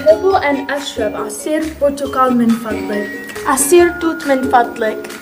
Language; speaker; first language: Arabic; non-native, learner; English